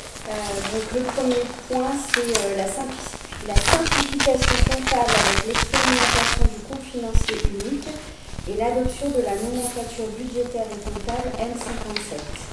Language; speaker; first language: French; native; French